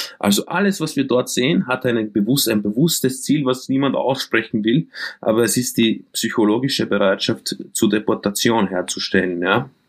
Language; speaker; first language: German; early bilingual, other home language; Croatian